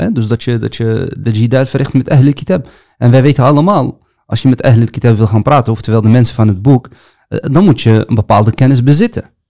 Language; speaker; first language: Dutch; early bilingual, other home language; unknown